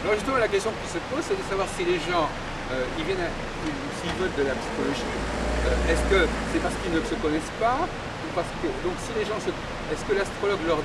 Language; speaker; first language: French; native; French